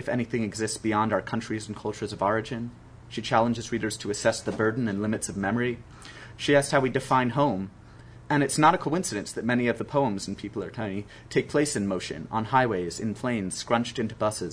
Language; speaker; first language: English; native; English